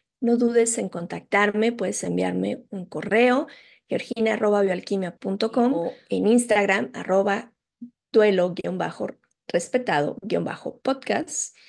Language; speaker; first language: Spanish; native; Spanish